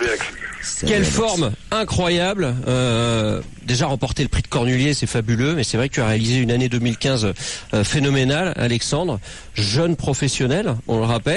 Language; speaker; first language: French; native; French